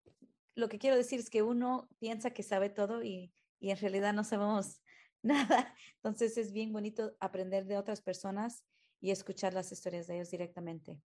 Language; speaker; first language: Spanish; early bilingual, heritage; Spanish